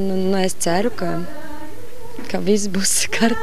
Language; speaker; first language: Latvian; non-native, local second language; Russian